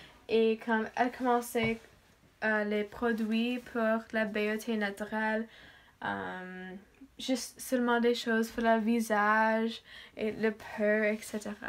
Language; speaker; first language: French; non-native, learner; English